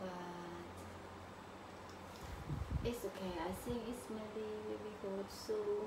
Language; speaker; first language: English; non-native, learner; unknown